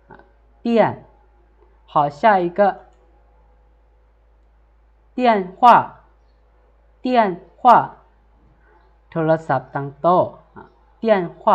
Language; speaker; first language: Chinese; non-native, fluent; Lao